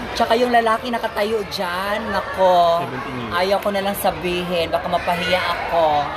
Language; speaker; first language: Filipino; native; Filipino